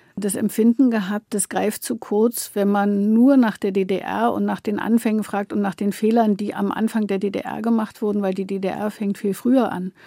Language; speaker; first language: German; native; German